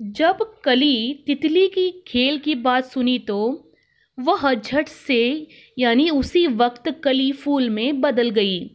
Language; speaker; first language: Hindi; non-native, local second language; Kannada